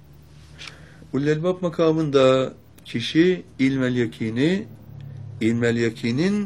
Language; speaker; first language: Turkish; native; Turkish